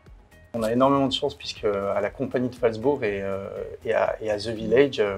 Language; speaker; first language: French; native; French